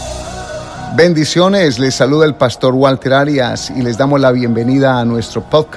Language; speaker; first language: Spanish; native; Spanish